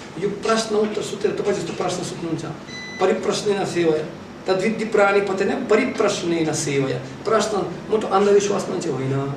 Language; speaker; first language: Nepali; non-native, fluent; Russian